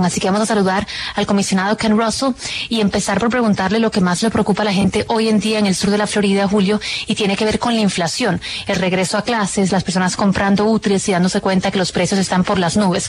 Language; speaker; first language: Spanish; native; Spanish